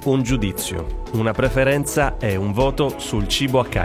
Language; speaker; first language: Italian; native; Italian